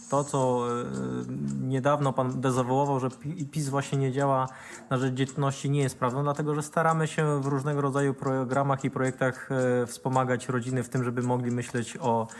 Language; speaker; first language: Polish; native; Polish